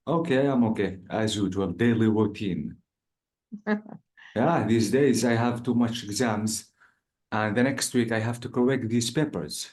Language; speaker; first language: English; non-native, fluent; Arabic